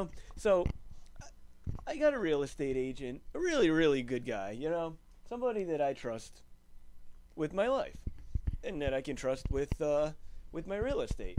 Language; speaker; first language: English; native; English